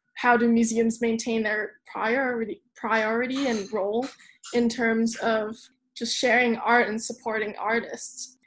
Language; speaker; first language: English; non-native, local second language; Cantonese